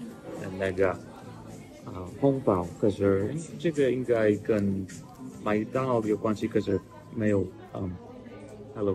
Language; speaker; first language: Chinese; non-native, learner; English